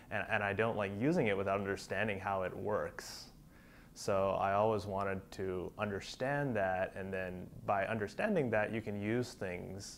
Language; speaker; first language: English; native; English